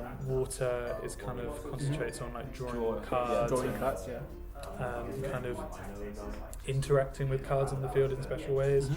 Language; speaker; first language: English; native; English